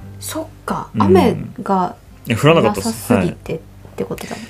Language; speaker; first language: Japanese; native; Japanese